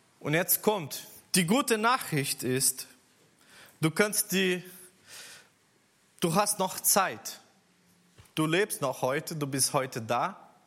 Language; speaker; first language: German; non-native, learner; Portuguese